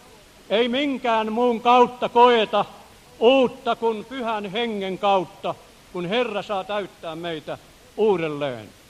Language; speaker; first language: Finnish; native; Finnish